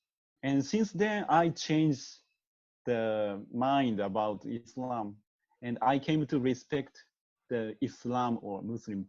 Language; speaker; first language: English; non-native, learner; Japanese